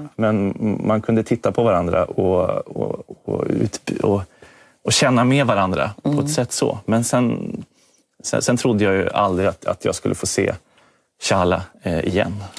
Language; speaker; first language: Swedish; native; Swedish